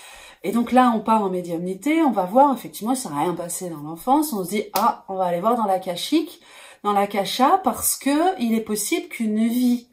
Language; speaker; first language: French; native; French